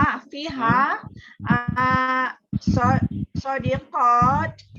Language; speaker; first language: Arabic; non-native, learner; Malay